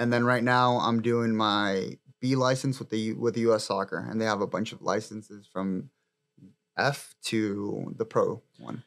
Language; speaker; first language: English; early bilingual, other home language; Spanish